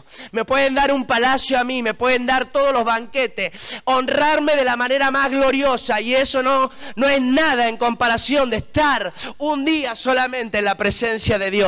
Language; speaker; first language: Spanish; native; Spanish